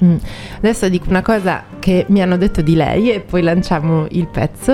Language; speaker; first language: Italian; native; Italian